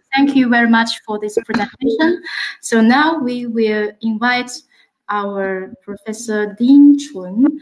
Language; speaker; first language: English; non-native, fluent; Chinese